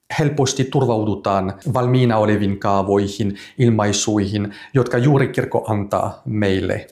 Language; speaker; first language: Finnish; non-native, fluent; French